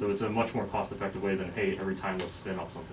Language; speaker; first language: English; native; English